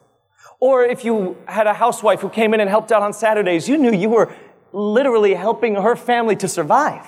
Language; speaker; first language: English; native; English